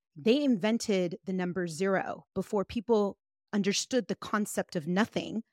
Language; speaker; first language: English; early bilingual, other home language; Spanish